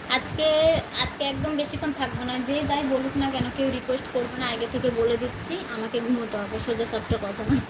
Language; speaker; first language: Bangla; non-native, local second language; Santali